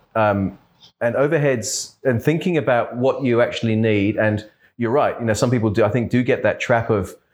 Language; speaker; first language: English; native; English